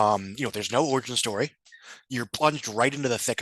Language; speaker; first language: English; native; English